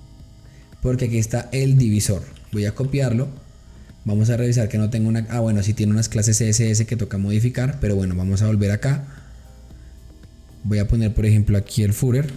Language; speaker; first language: Spanish; native; Spanish